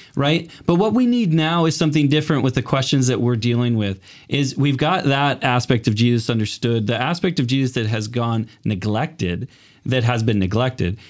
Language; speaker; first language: English; native; English